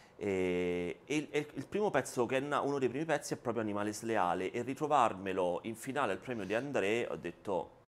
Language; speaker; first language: Italian; native; Italian